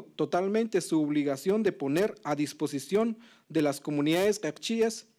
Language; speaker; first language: Spanish; non-native, local second language; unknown